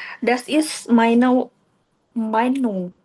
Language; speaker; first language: German; non-native, learner; Indonesian